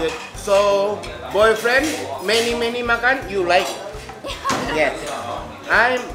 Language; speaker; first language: English; non-native, learner; Indonesian